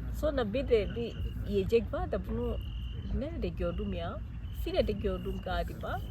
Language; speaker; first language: Turkish; non-native, fluent; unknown